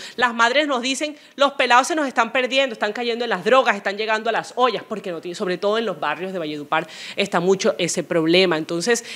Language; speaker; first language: Spanish; native; Spanish